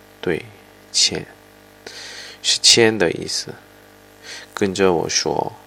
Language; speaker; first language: Chinese; non-native, fluent; Korean